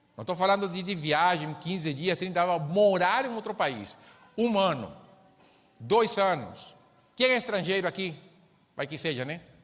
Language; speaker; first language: Portuguese; non-native, fluent; Spanish